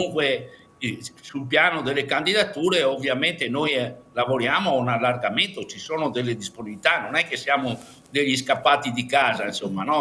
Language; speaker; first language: Italian; native; Italian